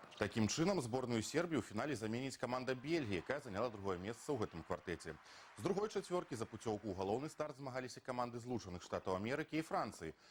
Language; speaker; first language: Belarusian; native; Belarusian